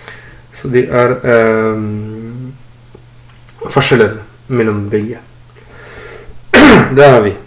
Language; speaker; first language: Norwegian; non-native, fluent; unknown